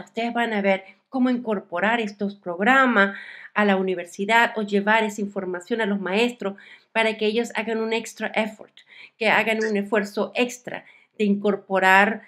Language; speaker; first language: Spanish; native; Spanish